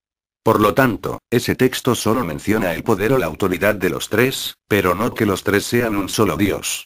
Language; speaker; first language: Spanish; native; Spanish